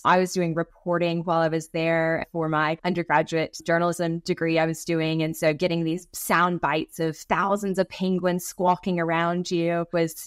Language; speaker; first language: English; native; English